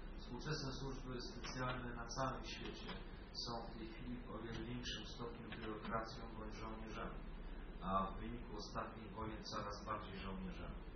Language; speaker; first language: Polish; native; Polish